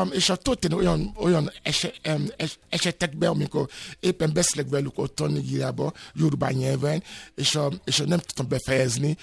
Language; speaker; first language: Hungarian; non-native, learner; Yoruba